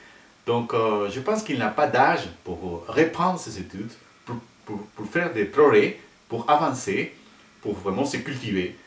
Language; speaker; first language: French; non-native, fluent; Spanish